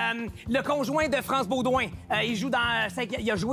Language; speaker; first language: French; native; French